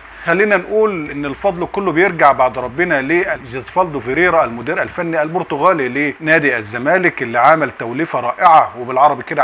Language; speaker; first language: Arabic; native; Arabic